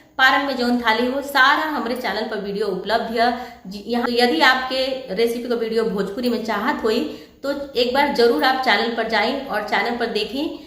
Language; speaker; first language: Bhojpuri; native; Bhojpuri